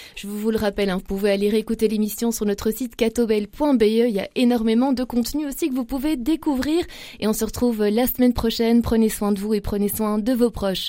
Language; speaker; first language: French; native; French